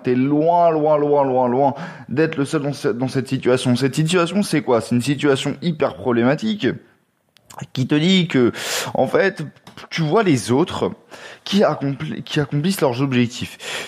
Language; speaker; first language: French; native; French